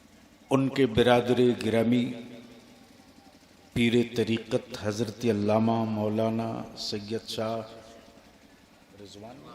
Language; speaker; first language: Hindi; native; Hindi